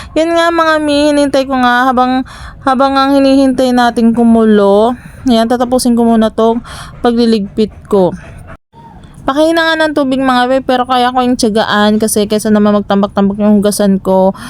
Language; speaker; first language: Filipino; non-native, local second language; Bikol